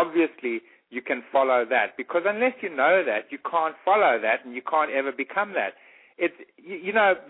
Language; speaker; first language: English; native; English